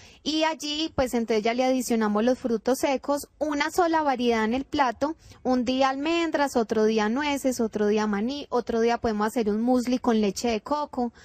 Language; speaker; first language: Spanish; native; Spanish